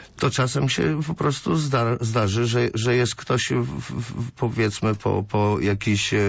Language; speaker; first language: Polish; early bilingual, other home language; Greek